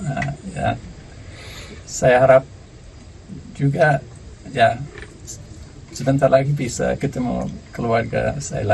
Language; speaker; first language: Indonesian; non-native, learner; English